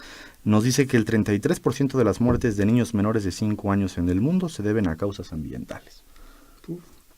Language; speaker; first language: Spanish; native; Spanish